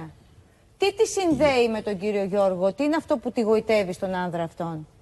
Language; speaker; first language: Greek; native; Greek